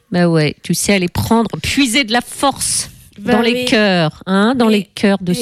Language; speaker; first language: French; native; French